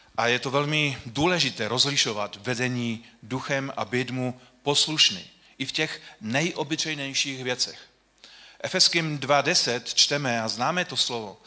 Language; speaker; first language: Czech; non-native, local second language; Polish